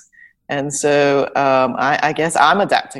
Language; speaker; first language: English; native; English